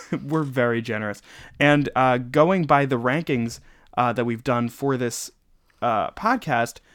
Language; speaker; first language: English; native; English